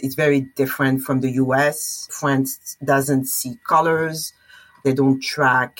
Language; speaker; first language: English; non-native, fluent; French